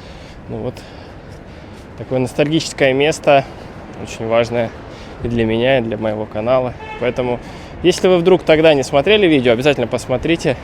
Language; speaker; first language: Russian; native; Russian